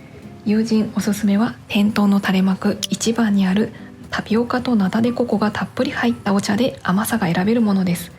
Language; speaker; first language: Japanese; native; Japanese